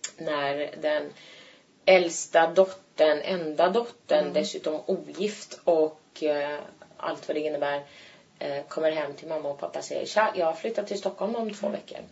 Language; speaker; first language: Swedish; early bilingual, other home language; Turkish